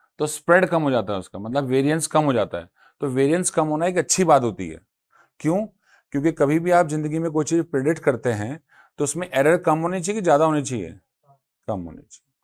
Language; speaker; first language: Hindi; native; Hindi